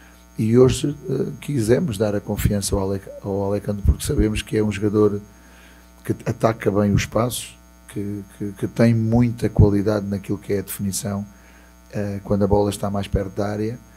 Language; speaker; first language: Portuguese; native; Portuguese